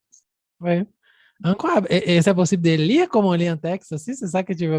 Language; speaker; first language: French; non-native, fluent; Portuguese